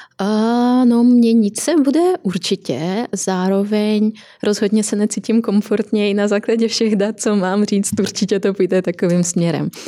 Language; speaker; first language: Czech; non-native, fluent; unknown